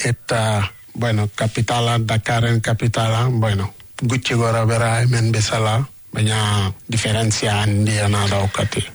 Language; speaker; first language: Basque; non-native, learner; Wolof